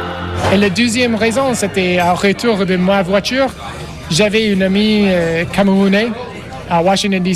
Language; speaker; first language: French; non-native, learner; English